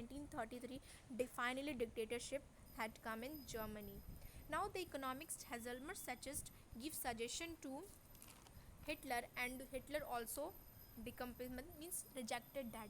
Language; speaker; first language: English; non-native, local second language; Hindi